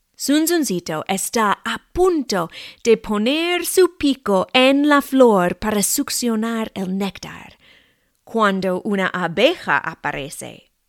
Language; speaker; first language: Spanish; non-native, fluent; English